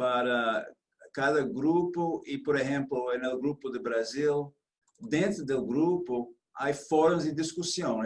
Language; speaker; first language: Spanish; non-native, fluent; Portuguese